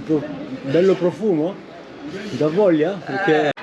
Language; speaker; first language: Italian; non-native, learner; French